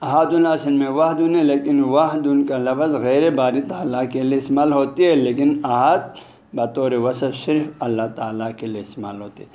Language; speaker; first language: Urdu; non-native, local second language; Balti